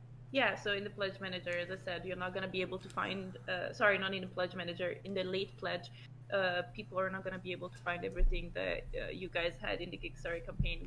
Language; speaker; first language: English; non-native, fluent; Italian